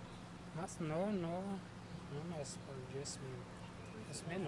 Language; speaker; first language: Spanish; non-native, learner; Haitian Creole